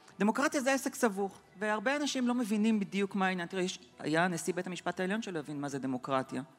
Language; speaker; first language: Hebrew; native; Hebrew